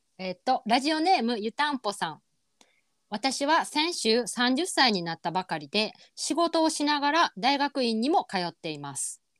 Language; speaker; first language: Japanese; native; Japanese